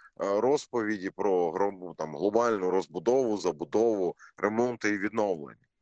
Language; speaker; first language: Ukrainian; non-native, local second language; Russian